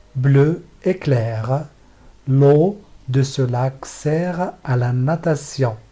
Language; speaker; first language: French; non-native, local second language; Arabic